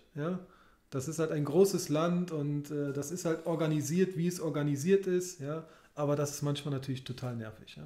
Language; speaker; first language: German; native; German